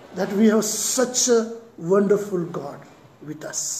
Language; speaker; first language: English; non-native, local second language; Marathi